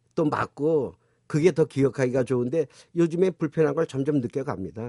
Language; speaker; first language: Korean; native; Korean